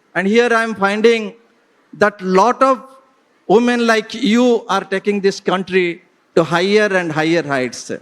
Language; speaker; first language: English; non-native, local second language; Odia